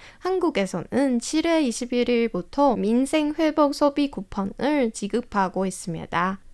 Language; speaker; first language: Korean; non-native, fluent; Chinese